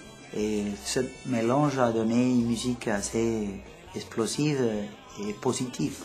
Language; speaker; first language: French; non-native, fluent; Spanish